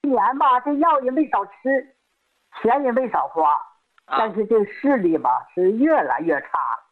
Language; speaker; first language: Chinese; native; Chinese